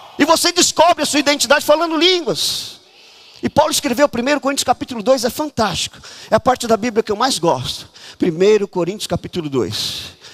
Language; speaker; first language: Portuguese; native; Portuguese